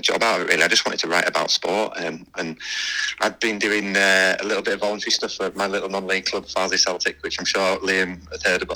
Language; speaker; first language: English; native; English